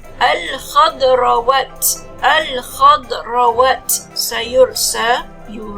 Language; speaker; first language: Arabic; non-native, fluent; Malay